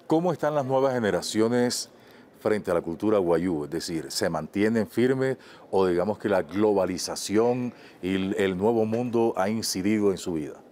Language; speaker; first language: Spanish; native; Spanish